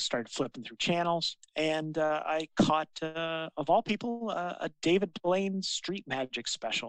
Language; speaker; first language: English; native; English